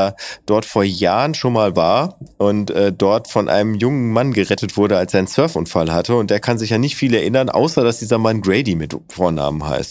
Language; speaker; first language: German; native; German